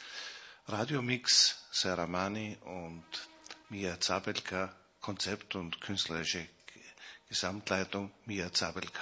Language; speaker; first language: German; native; German